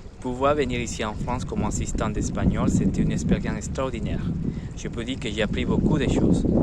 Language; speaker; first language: French; non-native, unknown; Spanish